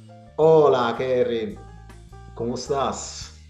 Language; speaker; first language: Spanish; non-native, learner; Italian